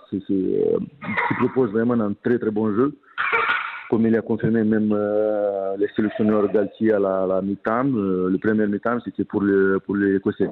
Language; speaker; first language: French; non-native, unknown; Romanian